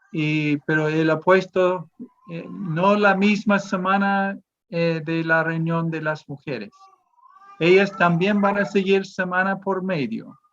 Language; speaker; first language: Spanish; non-native, fluent; English